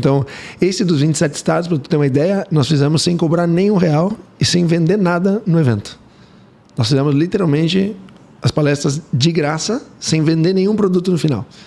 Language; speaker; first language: Portuguese; early bilingual, heritage; Portuguese